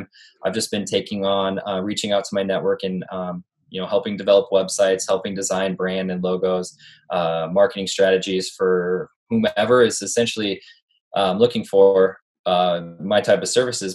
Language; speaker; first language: English; native; English